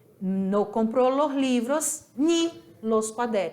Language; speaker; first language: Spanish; non-native, learner; Portuguese